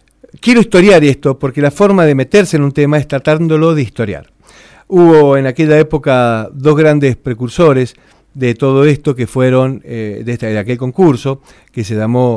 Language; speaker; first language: Spanish; native; Spanish